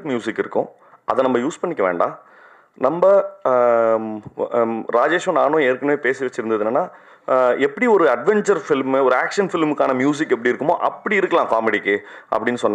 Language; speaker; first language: Tamil; native; Tamil